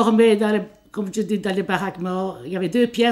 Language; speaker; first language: French; early bilingual, other home language; Italian